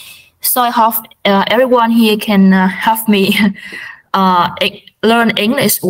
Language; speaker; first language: English; non-native, learner; Vietnamese